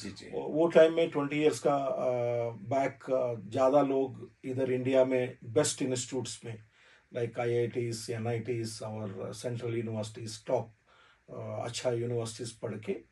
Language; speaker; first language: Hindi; non-native, learner; Telugu